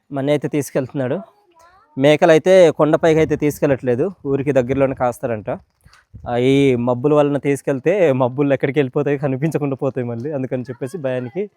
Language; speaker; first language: Telugu; non-native, local second language; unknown